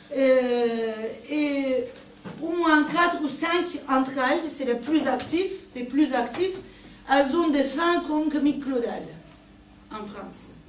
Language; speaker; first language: French; non-native, fluent; Turkish